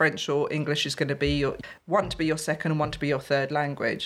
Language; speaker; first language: English; native; English